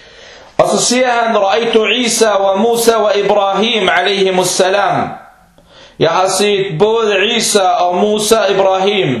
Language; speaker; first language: Danish; non-native, fluent; Arabic